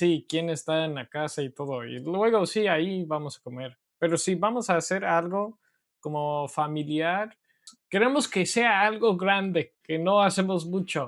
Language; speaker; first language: Spanish; non-native, learner; English